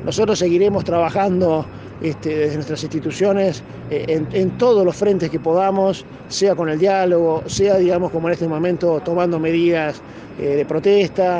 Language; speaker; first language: Spanish; native; Spanish